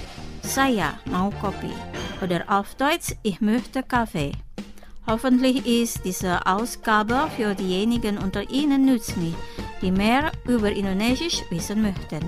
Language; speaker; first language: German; non-native, fluent; Indonesian